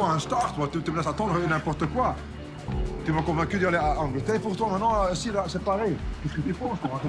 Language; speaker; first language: French; non-native, local second language; Dutch